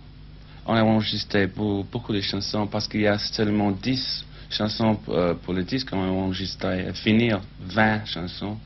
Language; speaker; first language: French; non-native, learner; English